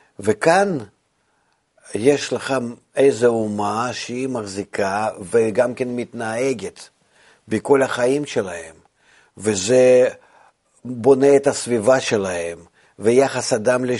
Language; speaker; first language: Hebrew; non-native, fluent; Russian